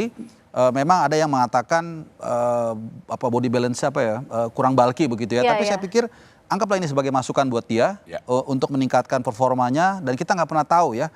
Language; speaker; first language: Indonesian; native; Indonesian